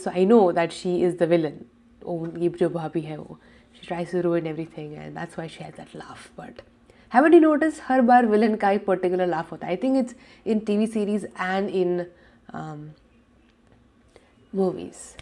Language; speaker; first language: Hindi; non-native, local second language; Gujarati